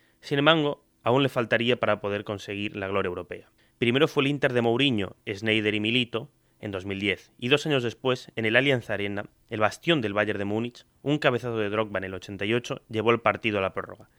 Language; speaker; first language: Spanish; native; Spanish